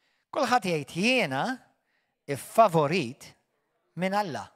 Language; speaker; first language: Maltese; native; Maltese